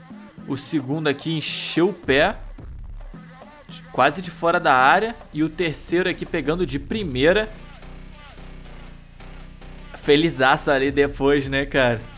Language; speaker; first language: Portuguese; native; Portuguese